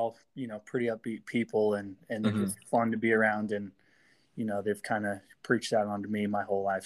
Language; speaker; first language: English; native; English